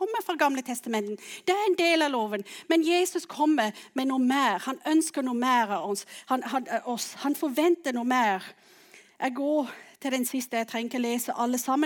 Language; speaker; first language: Norwegian; non-native, fluent; English